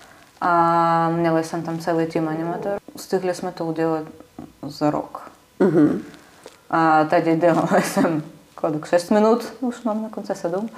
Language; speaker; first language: Czech; non-native, learner; Russian